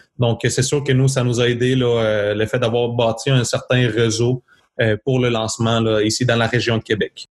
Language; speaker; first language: French; non-native, fluent; Spanish